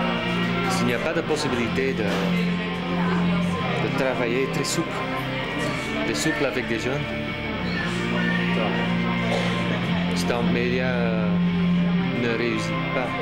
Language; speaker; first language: French; non-native, local second language; Dutch